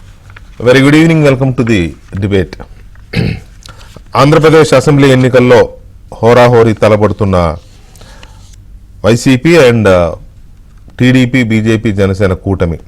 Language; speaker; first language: Telugu; native; Telugu